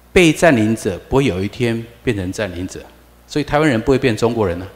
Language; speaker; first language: Chinese; native; Chinese